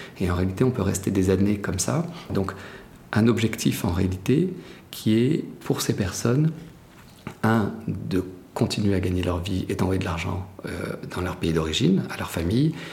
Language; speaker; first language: French; native; French